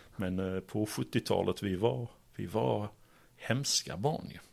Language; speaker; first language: Swedish; non-native, fluent; English